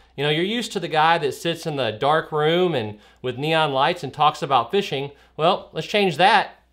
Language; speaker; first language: English; native; English